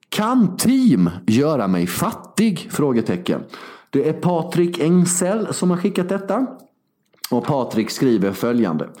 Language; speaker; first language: Swedish; early bilingual, other home language; Serbian